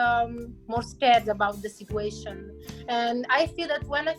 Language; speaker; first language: English; non-native, fluent; Italian